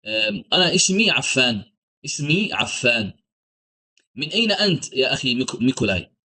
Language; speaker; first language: Arabic; non-native, fluent; English